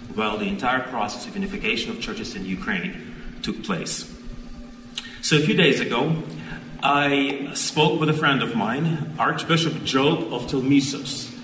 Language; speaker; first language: English; non-native, fluent; Ukrainian